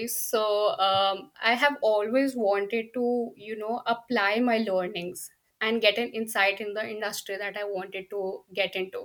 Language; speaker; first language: English; non-native, local second language; Hindi